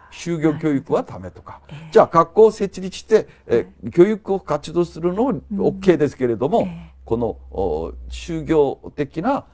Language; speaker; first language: Japanese; non-native, fluent; Korean